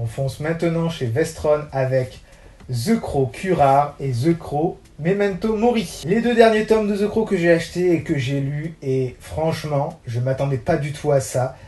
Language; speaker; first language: French; native; French